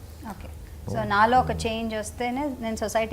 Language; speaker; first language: Telugu; native; Telugu